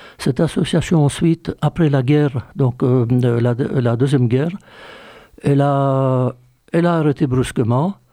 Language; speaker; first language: French; early bilingual, other home language; Polish